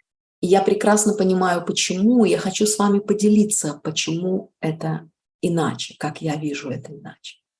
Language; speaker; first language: Russian; native; Russian